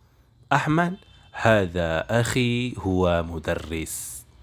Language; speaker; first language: Arabic; non-native, fluent; Indonesian